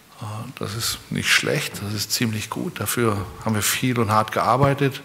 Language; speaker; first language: German; native; German